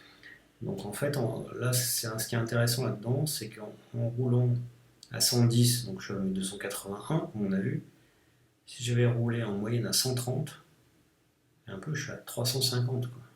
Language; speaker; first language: French; native; French